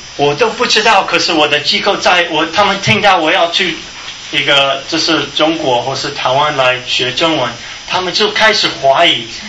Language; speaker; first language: Chinese; non-native, fluent; English